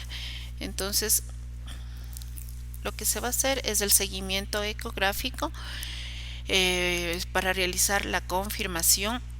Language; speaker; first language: Spanish; native; Spanish